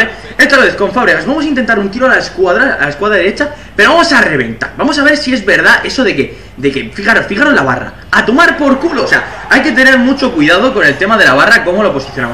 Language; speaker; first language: Spanish; native; Spanish